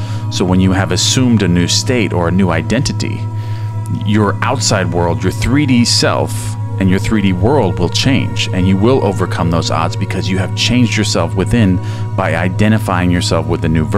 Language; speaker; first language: English; native; English